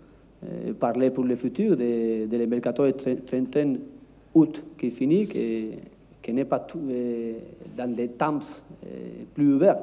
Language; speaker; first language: French; non-native, learner; Spanish